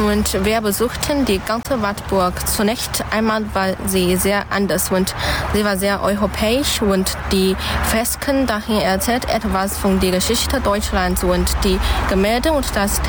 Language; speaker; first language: German; non-native, learner; Chinese